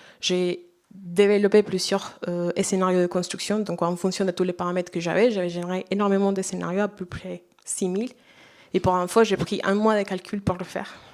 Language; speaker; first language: French; non-native, fluent; Spanish